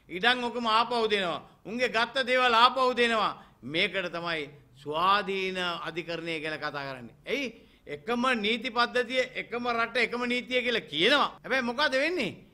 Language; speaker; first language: Sinhala; non-native, local second language; Tamil